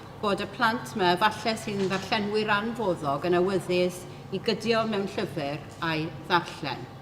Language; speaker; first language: Welsh; native; Welsh